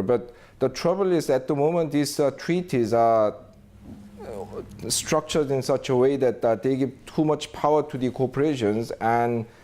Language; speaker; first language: English; non-native, fluent; Korean